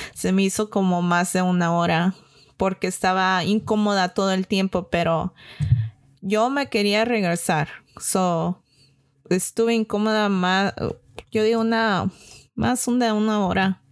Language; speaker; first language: Spanish; early bilingual, heritage; Spanish